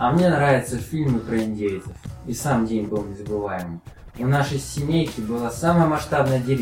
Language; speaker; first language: Russian; native; Russian